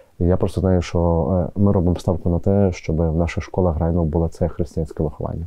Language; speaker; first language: Ukrainian; native; Ukrainian